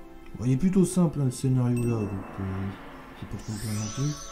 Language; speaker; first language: French; native; French